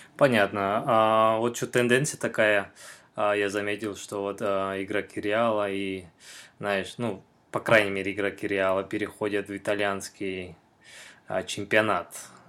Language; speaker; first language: Russian; non-native, local second language; Kyrgyz